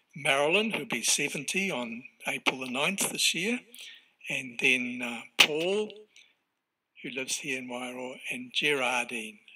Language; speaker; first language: English; native; English